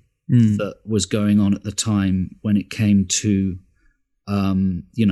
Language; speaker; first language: English; native; English